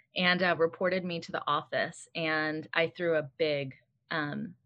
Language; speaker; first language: English; native; English